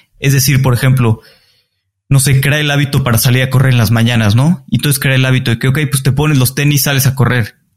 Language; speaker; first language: Spanish; native; Spanish